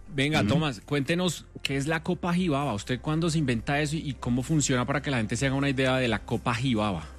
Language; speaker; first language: Spanish; native; Spanish